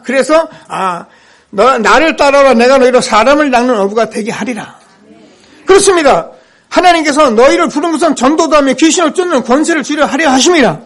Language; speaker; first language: Korean; native; Korean